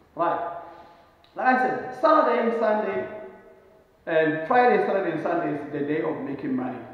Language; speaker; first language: English; non-native, local second language; Northern Sotho